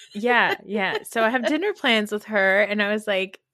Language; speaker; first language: English; early bilingual, other home language; Hindi